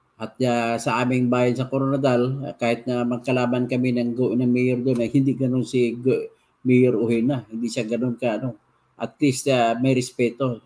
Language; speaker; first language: Filipino; non-native, local second language; Cebuano